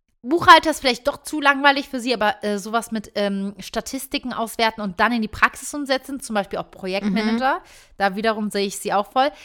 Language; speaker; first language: German; early bilingual, other home language; Turkish